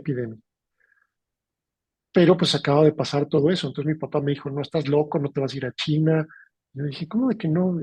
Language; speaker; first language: Spanish; native; Spanish